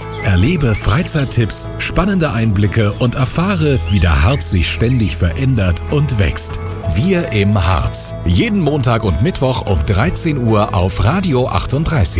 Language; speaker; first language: German; native; German